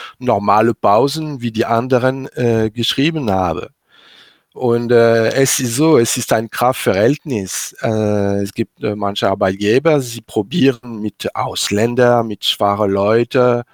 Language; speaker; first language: German; non-native, learner; French